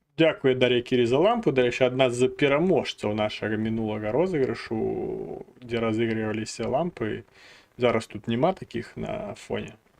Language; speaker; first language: Belarusian; non-native, local second language; Russian